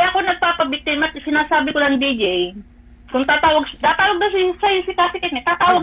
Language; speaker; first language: Filipino; native; Filipino